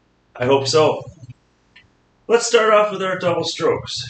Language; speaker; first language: English; native; English